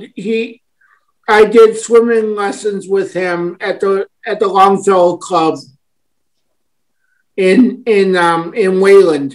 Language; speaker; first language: English; native; English